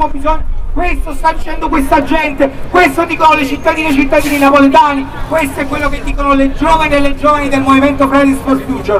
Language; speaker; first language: Italian; native; Italian